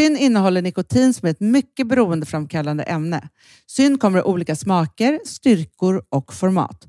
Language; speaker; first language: Swedish; native; Swedish